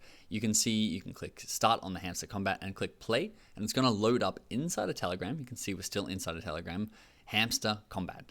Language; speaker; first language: English; native; English